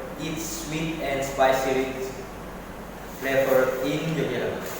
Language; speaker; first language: English; non-native, learner; Indonesian